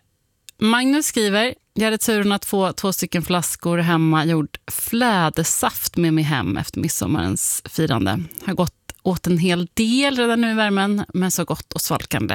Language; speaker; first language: Swedish; native; Swedish